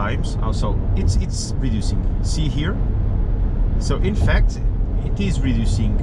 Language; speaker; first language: English; non-native, fluent; Portuguese